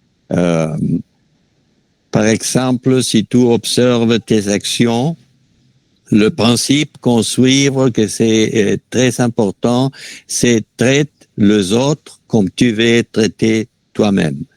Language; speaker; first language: French; non-native, fluent; Spanish